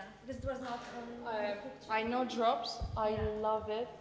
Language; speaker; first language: English; non-native, fluent; Turkish